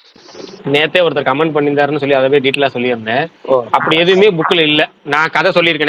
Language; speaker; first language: Tamil; native; Tamil